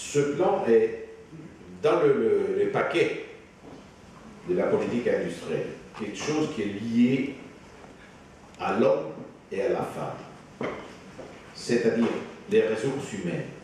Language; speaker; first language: French; non-native, fluent; Italian